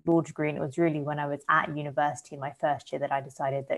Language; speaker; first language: English; native; English